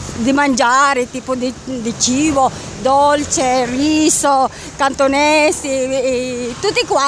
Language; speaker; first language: Italian; non-native, learner; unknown